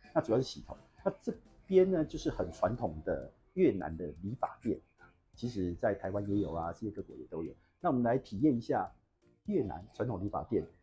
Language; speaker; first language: Chinese; native; Chinese